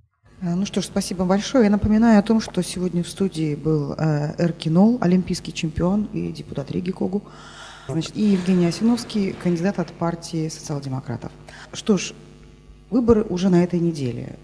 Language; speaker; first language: Russian; native; Russian